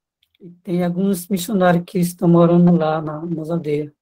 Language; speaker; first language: Portuguese; non-native, local second language; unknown